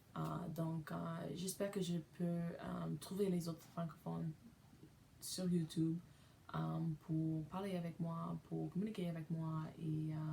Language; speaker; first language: French; non-native, learner; English